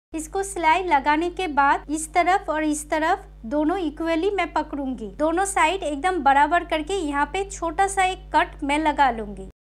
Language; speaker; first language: Hindi; non-native, local second language; Bangla